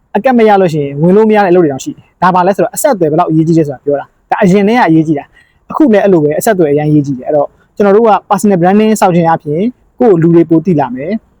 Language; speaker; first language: Burmese; native; Burmese